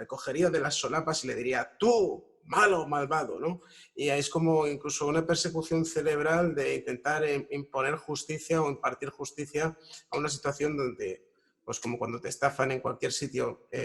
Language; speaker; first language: Spanish; native; Spanish